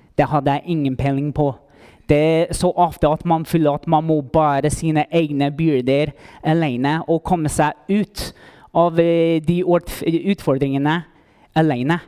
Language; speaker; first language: Norwegian; non-native, fluent; English